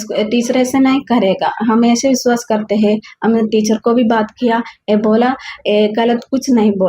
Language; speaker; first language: Hindi; non-native, learner; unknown